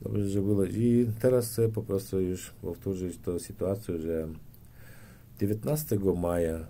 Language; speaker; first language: Polish; non-native, learner; Turkmen